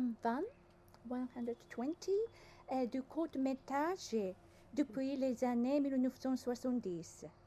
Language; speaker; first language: French; non-native, learner; Japanese